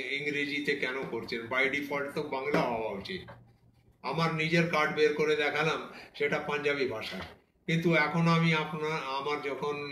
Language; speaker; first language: Bangla; non-native, local second language; Punjabi